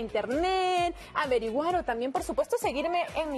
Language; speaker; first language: Spanish; native; Spanish